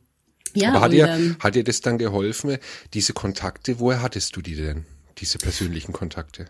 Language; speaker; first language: German; native; German